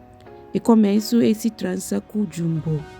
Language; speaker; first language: Portuguese; non-native, learner; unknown